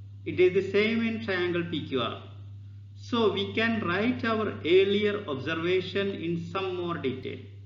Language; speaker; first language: English; non-native, local second language; Malayalam